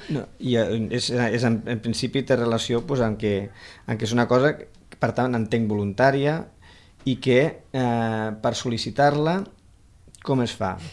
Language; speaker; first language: Catalan; native; Catalan